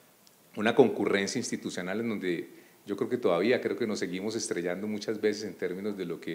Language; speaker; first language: Spanish; native; Spanish